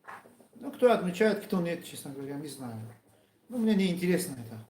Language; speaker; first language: Russian; non-native, learner; Tajik